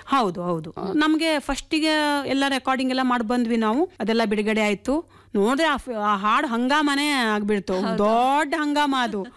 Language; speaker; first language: Kannada; non-native, local second language; Konkani